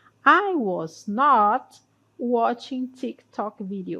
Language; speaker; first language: English; non-native, fluent; Portuguese